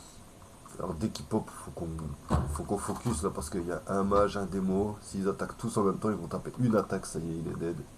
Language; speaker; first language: French; native; French